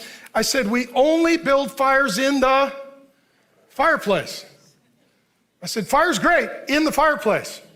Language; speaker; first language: English; native; English